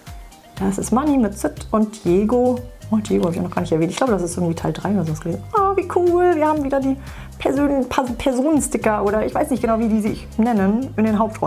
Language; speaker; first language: German; native; German